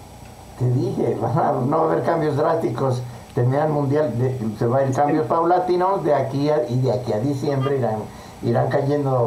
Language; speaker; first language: Spanish; native; Spanish